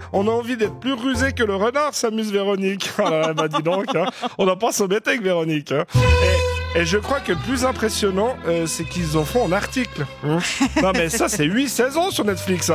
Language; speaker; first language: French; native; French